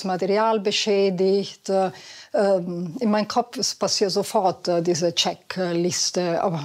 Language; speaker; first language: German; non-native, fluent; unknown